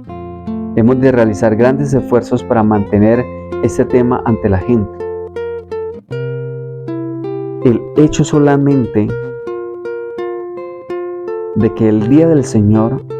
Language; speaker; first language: Spanish; native; Spanish